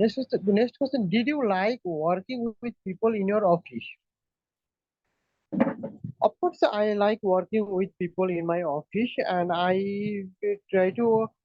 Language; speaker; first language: English; non-native, learner; Bangla